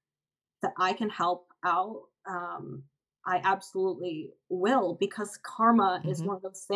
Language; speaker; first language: English; native; English